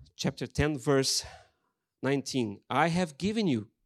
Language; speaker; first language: English; non-native, fluent; Portuguese